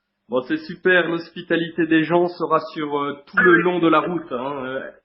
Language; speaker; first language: French; native; French